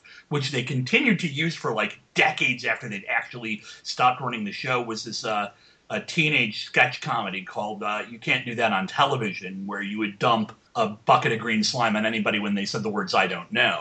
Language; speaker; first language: English; native; English